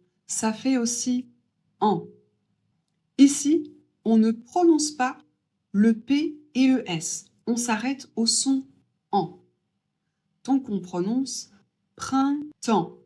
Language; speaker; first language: French; native; French